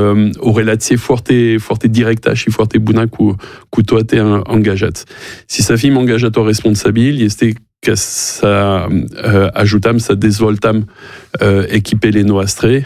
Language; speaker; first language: Romanian; non-native, fluent; French